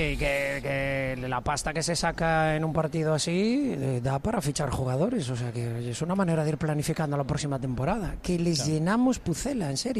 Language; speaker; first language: Spanish; native; Spanish